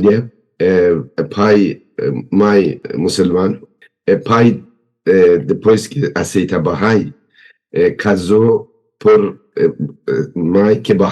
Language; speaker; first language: Portuguese; non-native, learner; Persian